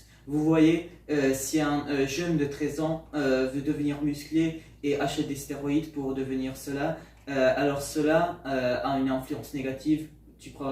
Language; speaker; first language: French; non-native, learner; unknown